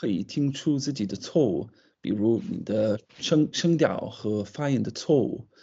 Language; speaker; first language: Chinese; non-native, fluent; English